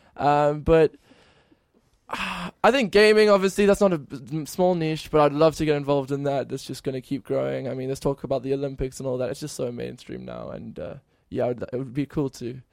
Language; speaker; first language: English; native; English